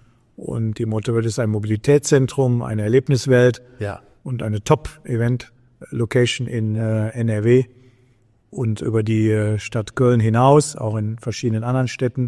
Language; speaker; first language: German; native; German